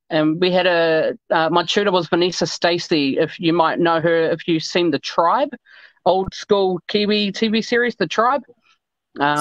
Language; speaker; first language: English; native; English